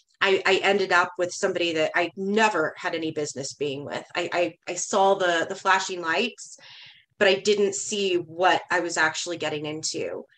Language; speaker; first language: English; native; English